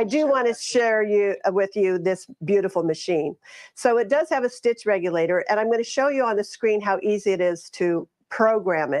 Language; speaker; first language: English; native; English